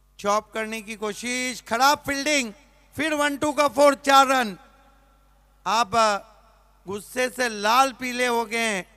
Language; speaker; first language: Hindi; non-native, local second language; Marathi